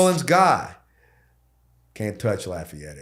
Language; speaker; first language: English; native; English